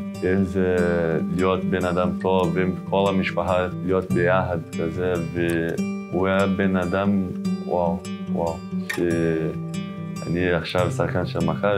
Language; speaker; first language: Hebrew; non-native, learner; Portuguese